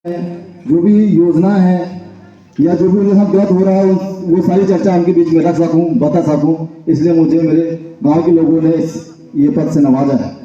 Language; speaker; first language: Hindi; native; Hindi